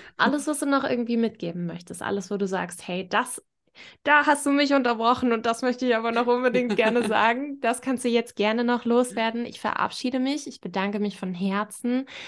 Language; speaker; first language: German; native; German